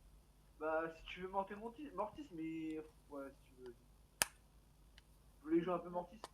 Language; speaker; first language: French; native; French